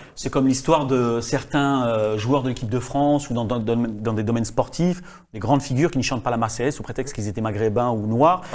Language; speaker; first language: French; native; French